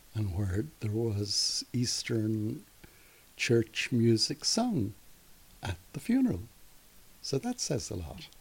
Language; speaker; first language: English; native; English